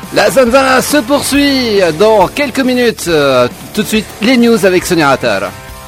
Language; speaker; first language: French; non-native, local second language; Arabic